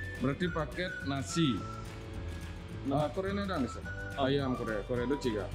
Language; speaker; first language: Japanese; non-native, learner; Indonesian